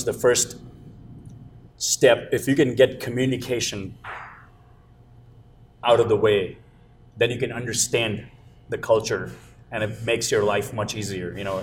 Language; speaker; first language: English; non-native, local second language; Gujarati